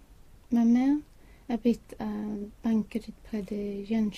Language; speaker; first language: French; non-native, learner; Swedish